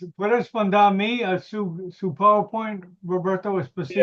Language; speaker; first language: Spanish; non-native, learner; English